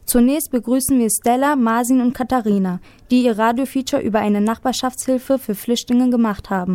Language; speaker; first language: German; native; German